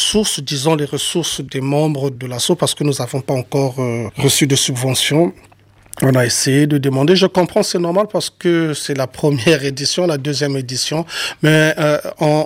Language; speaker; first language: French; non-native, local second language; Kongo